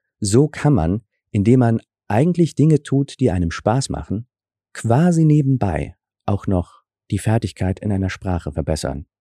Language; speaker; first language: German; early bilingual, other home language; Russian